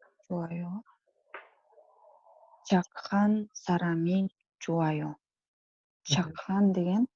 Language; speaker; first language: Korean; non-native, learner; Kazakh